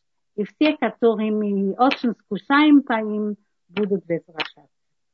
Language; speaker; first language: Russian; non-native, learner; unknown